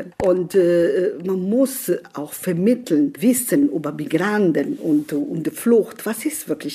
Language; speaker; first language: German; non-native, fluent; Italian